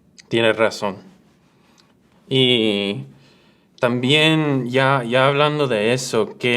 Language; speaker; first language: Spanish; early bilingual, other home language; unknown